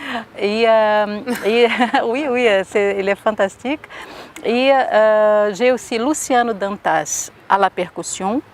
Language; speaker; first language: French; non-native, local second language; Portuguese